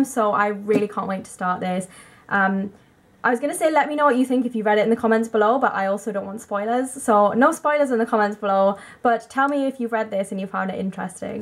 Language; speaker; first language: English; native; English